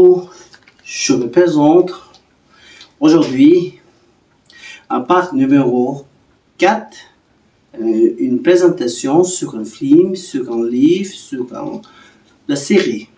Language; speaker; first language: French; non-native, learner; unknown